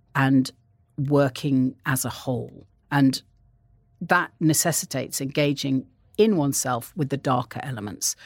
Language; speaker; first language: English; native; English